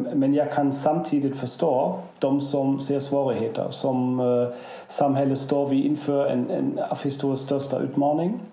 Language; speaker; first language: Swedish; non-native, fluent; German